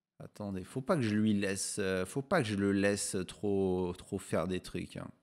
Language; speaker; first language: French; native; French